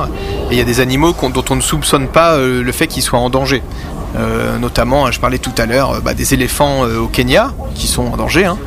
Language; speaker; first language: French; native; French